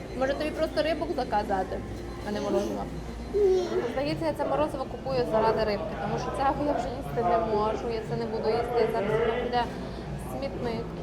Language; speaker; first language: Ukrainian; native; Ukrainian